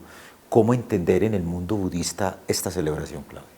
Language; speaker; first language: Spanish; native; Spanish